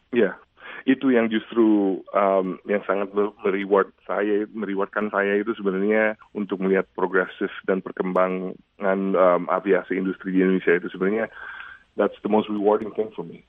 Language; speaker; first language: Indonesian; early bilingual, heritage; Indonesian